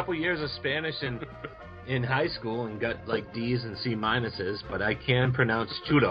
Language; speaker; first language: English; native; English